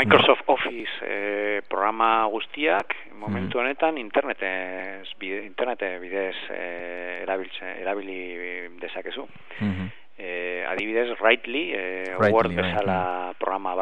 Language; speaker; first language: Basque; non-native, learner; Spanish